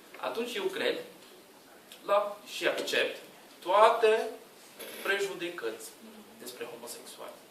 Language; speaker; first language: Romanian; non-native, learner; Portuguese